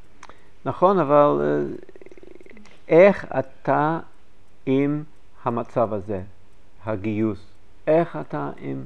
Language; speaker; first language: Hebrew; non-native, fluent; English